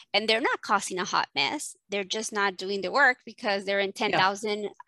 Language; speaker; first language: English; early bilingual, other home language; Spanish